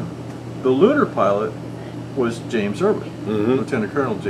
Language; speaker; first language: English; native; English